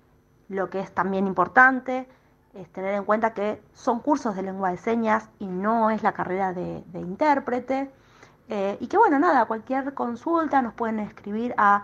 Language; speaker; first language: Spanish; native; Spanish